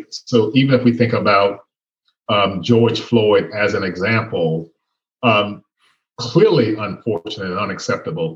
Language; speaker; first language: English; native; English